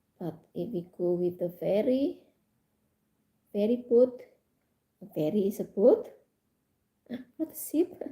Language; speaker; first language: English; non-native, fluent; Indonesian